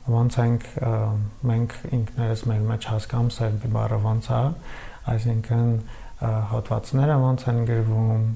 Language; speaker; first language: Armenian; native; Armenian